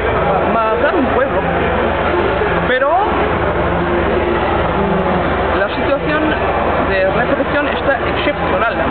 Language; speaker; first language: Spanish; non-native, learner; French